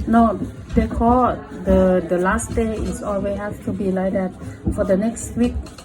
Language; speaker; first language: English; non-native, learner; Northeastern Thai